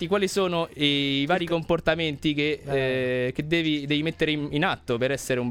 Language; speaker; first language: Italian; native; Italian